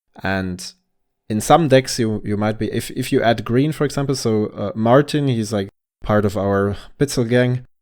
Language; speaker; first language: English; non-native, fluent; German